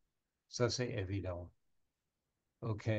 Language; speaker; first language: French; non-native, learner; English